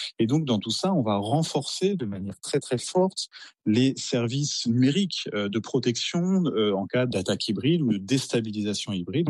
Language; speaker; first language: French; native; French